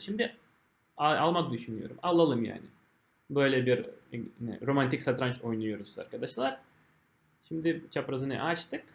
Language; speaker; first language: Turkish; non-native, fluent; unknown